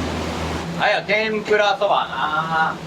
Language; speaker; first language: Japanese; native; Japanese